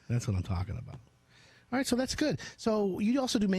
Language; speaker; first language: English; native; English